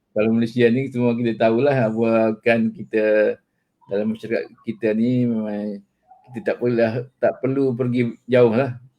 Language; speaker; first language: Malay; native; Malay